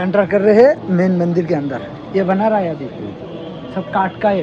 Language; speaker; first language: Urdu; non-native, local second language; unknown